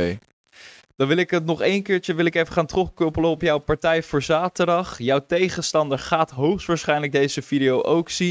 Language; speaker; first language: Dutch; native; Dutch